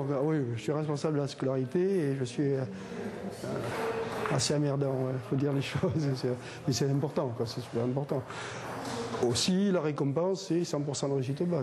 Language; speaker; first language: French; native; French